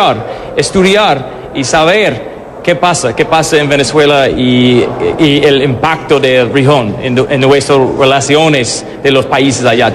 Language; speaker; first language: Spanish; non-native, fluent; English